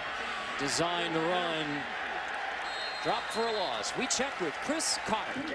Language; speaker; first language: English; native; English